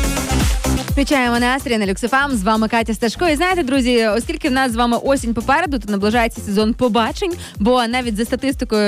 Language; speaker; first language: Ukrainian; native; Ukrainian